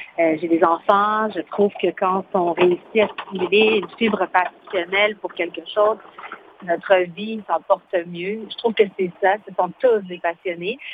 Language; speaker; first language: French; early bilingual, other home language; Spanish